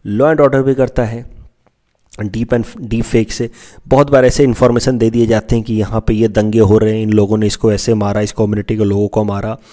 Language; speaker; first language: Hindi; non-native, local second language; Assamese